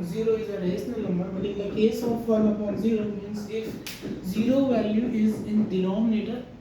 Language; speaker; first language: English; non-native, local second language; Hindi